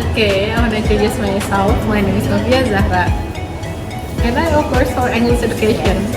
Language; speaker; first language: English; non-native, learner; Indonesian